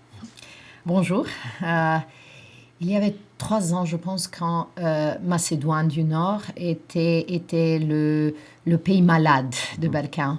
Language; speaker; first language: French; non-native, fluent; Macedonian